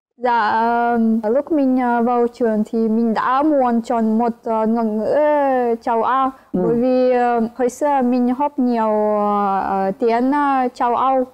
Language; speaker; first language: Vietnamese; non-native, fluent; Ukrainian